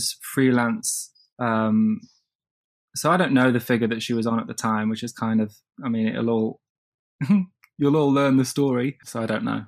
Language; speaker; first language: English; native; English